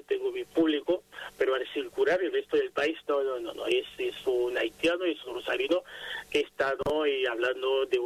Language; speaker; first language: Spanish; non-native, fluent; Haitian Creole